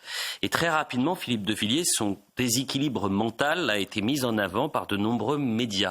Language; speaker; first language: French; native; French